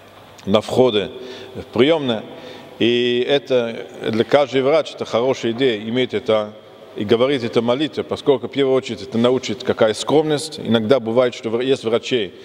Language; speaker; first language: Russian; non-native, fluent; German